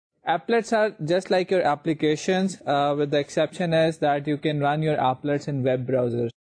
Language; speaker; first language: English; non-native, local second language; Urdu